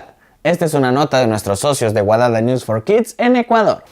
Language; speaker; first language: Spanish; native; Spanish